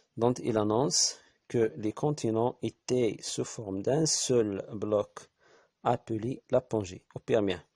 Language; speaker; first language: French; non-native, local second language; Arabic